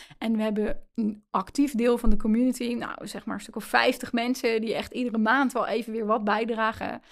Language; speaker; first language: Dutch; native; Dutch